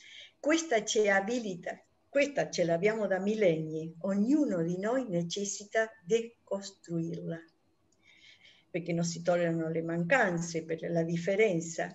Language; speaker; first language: Italian; non-native, fluent; Spanish